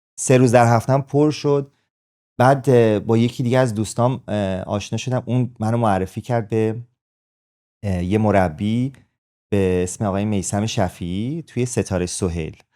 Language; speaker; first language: Persian; native; Persian